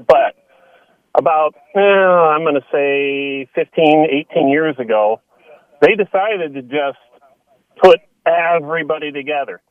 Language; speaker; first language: English; native; English